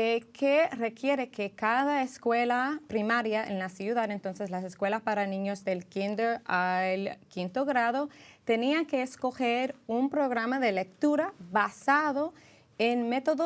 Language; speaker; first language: Spanish; early bilingual, heritage; English